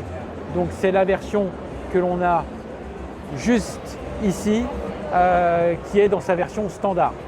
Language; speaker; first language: French; native; French